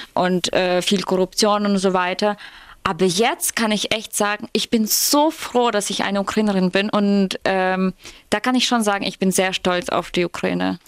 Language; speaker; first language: German; non-native, fluent; Ukrainian